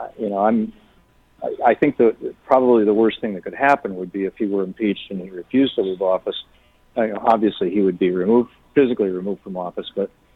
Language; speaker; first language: English; native; English